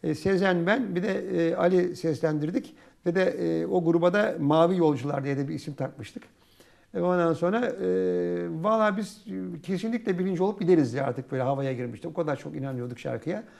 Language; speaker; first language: Turkish; native; Turkish